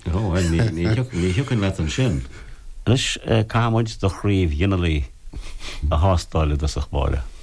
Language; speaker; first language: Irish; native; Irish